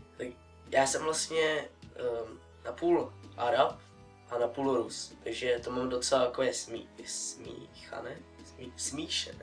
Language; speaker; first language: Czech; early bilingual, other home language; Russian